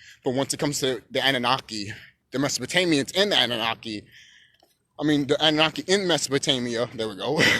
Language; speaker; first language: English; native; English